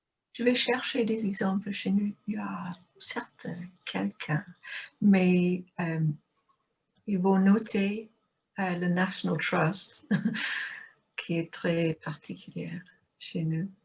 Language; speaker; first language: French; non-native, fluent; English